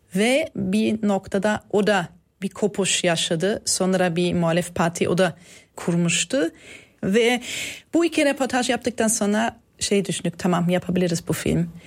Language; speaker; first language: Turkish; non-native, fluent; German